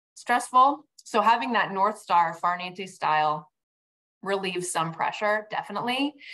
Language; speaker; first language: English; native; English